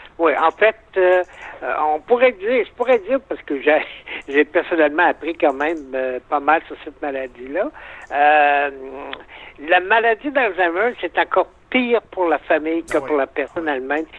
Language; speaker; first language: French; native; French